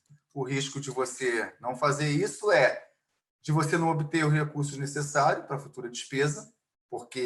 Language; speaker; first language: Portuguese; native; Portuguese